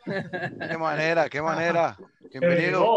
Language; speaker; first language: Spanish; native; Spanish